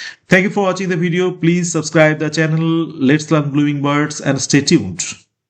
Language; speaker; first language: English; non-native, local second language; Bangla